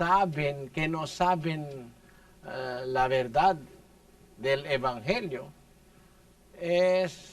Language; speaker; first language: Spanish; non-native, learner; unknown